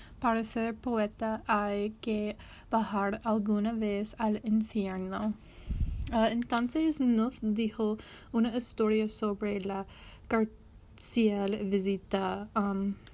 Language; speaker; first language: Spanish; non-native, learner; English